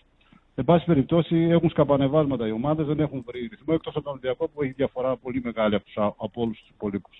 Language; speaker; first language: Greek; native; Greek